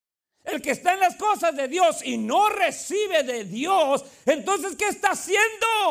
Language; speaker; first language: Spanish; native; Spanish